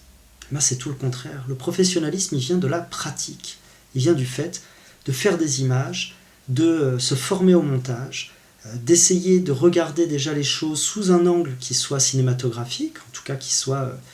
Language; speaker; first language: French; native; French